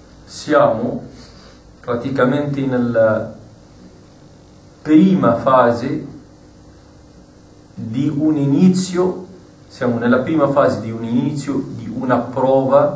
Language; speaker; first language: Italian; non-native, fluent; Arabic